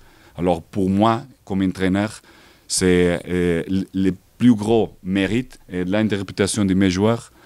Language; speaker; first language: French; non-native, learner; Portuguese